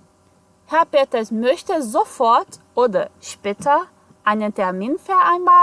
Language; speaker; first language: German; non-native, fluent; Portuguese